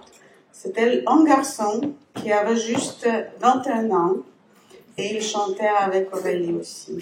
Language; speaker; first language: French; non-native, learner; Ukrainian